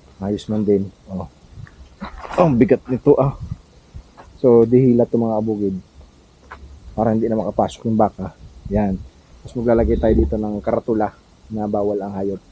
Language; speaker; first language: Filipino; native; Filipino